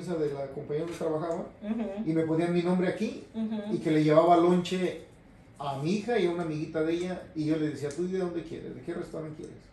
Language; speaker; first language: Spanish; native; Spanish